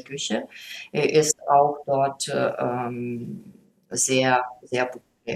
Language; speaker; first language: German; non-native, fluent; Lithuanian